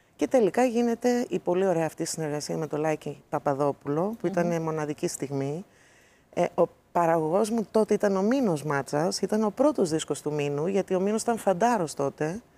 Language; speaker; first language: Greek; early bilingual, heritage; Greek